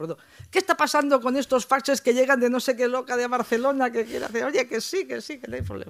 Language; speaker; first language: Spanish; non-native, local second language; Catalan